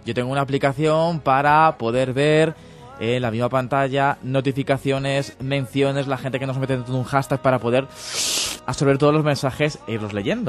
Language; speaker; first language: Spanish; native; Spanish